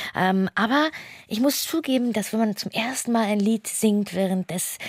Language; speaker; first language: German; native; German